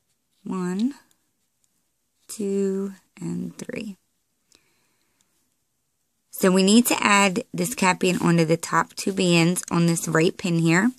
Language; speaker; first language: English; native; English